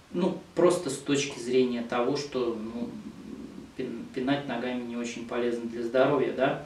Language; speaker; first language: Russian; native; Russian